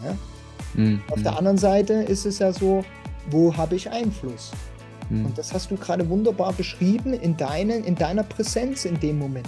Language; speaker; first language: German; native; German